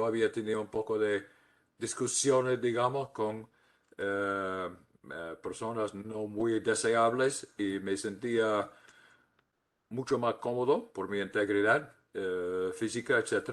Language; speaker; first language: Spanish; non-native, fluent; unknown